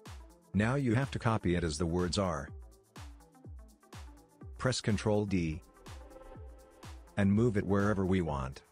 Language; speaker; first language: English; non-native, fluent; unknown